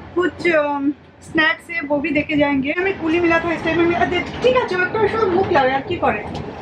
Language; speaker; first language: Hindi; non-native, local second language; Bangla